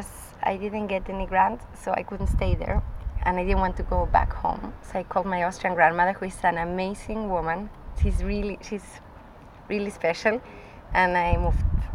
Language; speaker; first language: English; non-native, fluent; Spanish